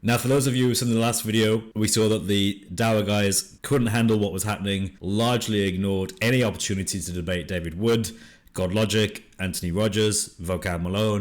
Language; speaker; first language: English; native; English